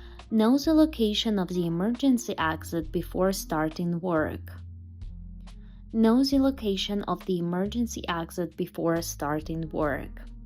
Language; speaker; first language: English; non-native, fluent; Ukrainian